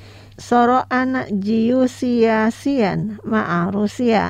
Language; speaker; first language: Arabic; non-native, fluent; Indonesian